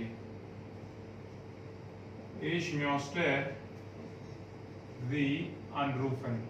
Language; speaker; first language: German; non-native, fluent; Hindi